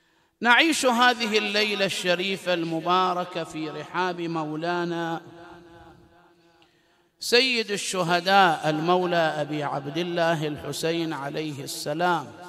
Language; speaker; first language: Arabic; native; Arabic